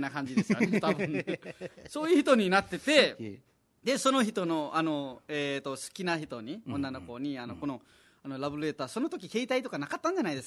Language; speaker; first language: Japanese; non-native, fluent; Nepali